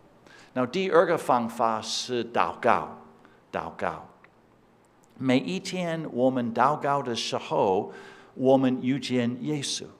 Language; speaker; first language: Chinese; non-native, fluent; English